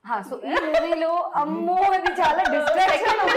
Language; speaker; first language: Telugu; non-native, learner; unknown